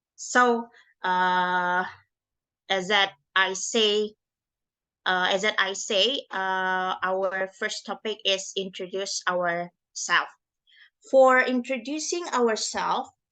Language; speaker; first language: English; non-native, learner; Indonesian